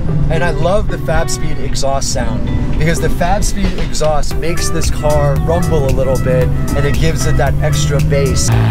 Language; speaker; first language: English; early bilingual, other home language; Chinese